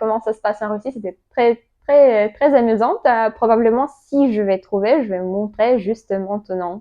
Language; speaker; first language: French; non-native, learner; Russian